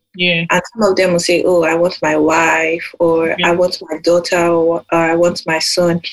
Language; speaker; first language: English; non-native, local second language; Yoruba